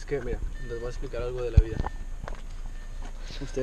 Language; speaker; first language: Portuguese; non-native, learner; Nepali